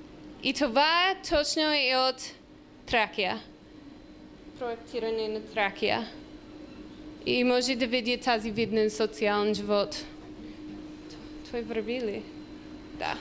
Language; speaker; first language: Bulgarian; non-native, learner; English